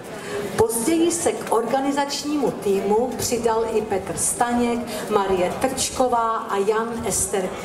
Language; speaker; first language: Czech; native; Czech